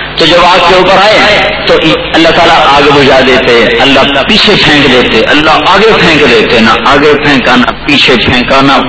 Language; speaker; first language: Urdu; non-native, local second language; Punjabi